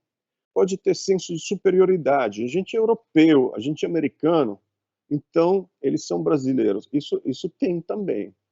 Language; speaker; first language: Portuguese; non-native, fluent; Italian